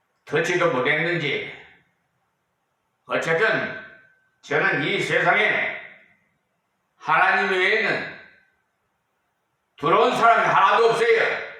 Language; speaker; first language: Korean; native; Korean